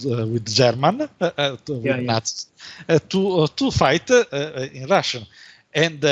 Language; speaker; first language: English; non-native, learner; Italian